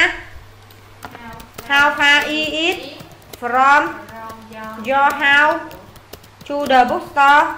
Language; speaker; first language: English; non-native, learner; Vietnamese